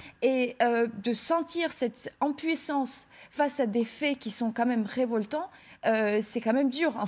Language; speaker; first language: French; non-native, fluent; Ukrainian